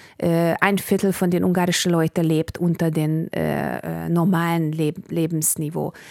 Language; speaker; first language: German; non-native, fluent; Bulgarian